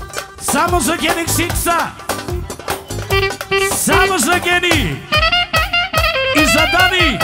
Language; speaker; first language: Bulgarian; non-native, local second language; Romany